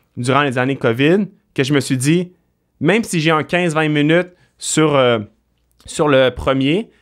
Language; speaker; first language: French; native; French